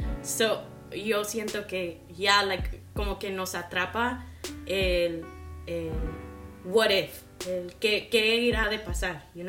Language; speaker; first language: Spanish; early bilingual, heritage; Spanish